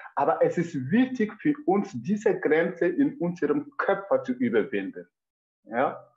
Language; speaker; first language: German; non-native, fluent; Mossi